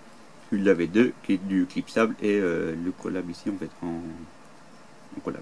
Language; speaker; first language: French; native; French